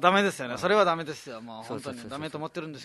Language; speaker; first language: Japanese; non-native, fluent; Nepali